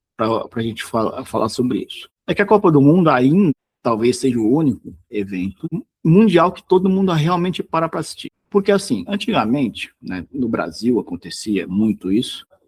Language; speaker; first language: Portuguese; native; Portuguese